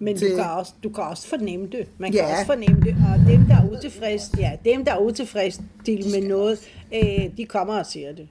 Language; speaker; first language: Danish; non-native, fluent; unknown